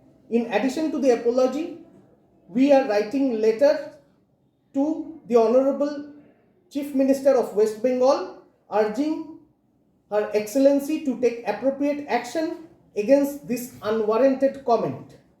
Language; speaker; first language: English; non-native, local second language; Bangla